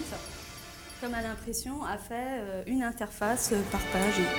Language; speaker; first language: French; native; French